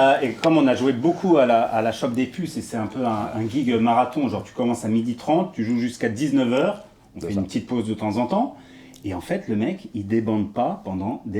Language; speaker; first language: French; native; French